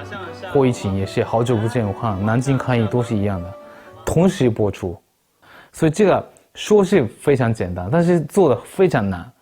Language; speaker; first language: Chinese; non-native, fluent; Japanese